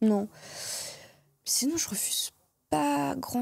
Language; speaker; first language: French; native; French